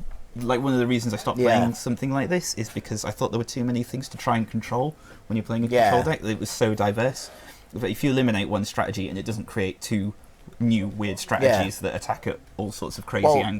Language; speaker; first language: English; native; English